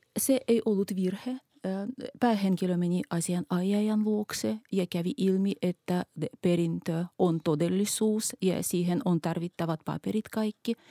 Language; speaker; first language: Finnish; non-native, fluent; Russian